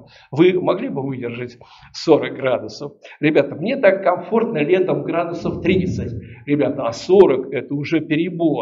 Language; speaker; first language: Russian; native; Russian